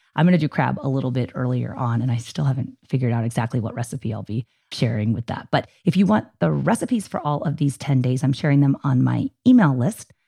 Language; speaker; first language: English; native; English